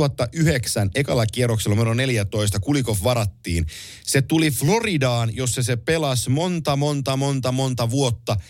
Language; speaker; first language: Finnish; native; Finnish